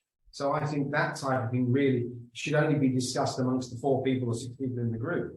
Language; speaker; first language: English; native; English